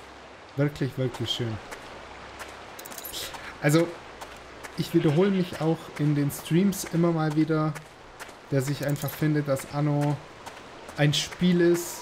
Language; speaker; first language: German; native; German